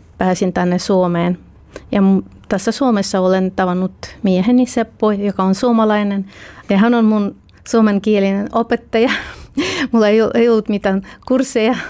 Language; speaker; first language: Finnish; non-native, learner; Ukrainian